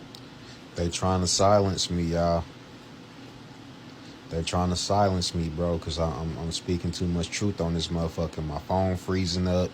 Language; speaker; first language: English; native; English